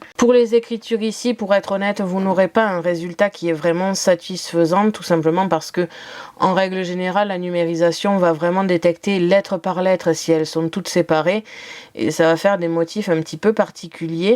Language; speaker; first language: French; native; French